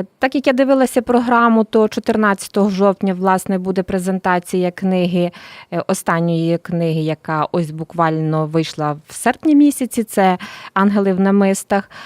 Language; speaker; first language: Ukrainian; native; Ukrainian